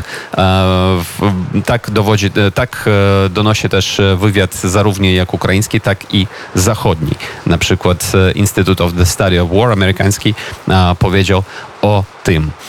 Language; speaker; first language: Polish; non-native, fluent; Ukrainian